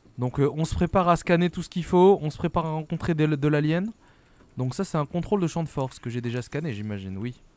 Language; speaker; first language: French; native; French